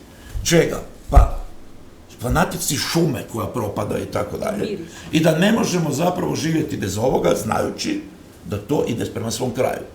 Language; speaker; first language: Croatian; native; Croatian